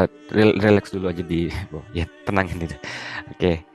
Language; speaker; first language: Indonesian; native; Indonesian